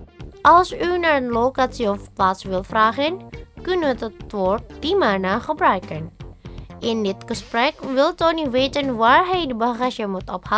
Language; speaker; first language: Dutch; non-native, fluent; Indonesian